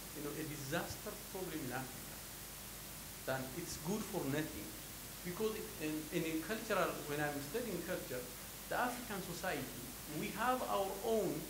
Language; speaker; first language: English; non-native, fluent; Amharic